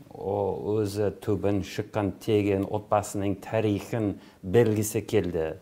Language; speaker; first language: Kazakh; non-native, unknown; English